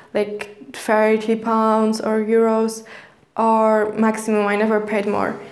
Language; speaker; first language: English; non-native, fluent; Polish